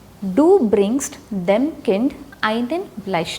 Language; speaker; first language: German; non-native, fluent; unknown